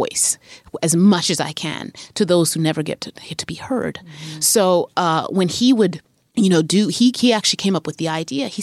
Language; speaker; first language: English; native; English